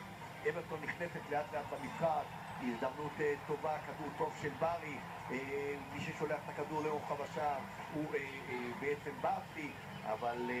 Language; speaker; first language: Hebrew; native; Hebrew